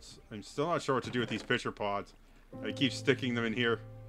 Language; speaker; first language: English; native; English